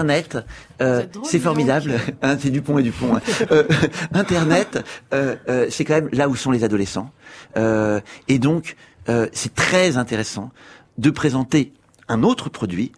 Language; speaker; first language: French; native; French